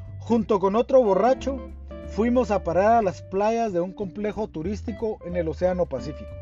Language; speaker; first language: Spanish; native; Spanish